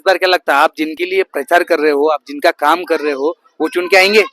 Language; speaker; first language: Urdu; non-native, local second language; Marathi